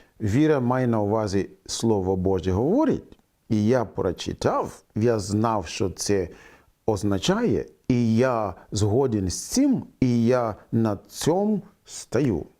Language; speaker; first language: Ukrainian; non-native, fluent; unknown